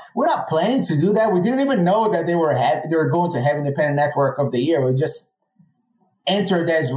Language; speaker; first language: English; non-native, fluent; Portuguese